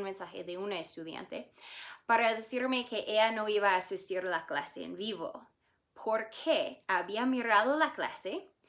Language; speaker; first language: Spanish; non-native, fluent; English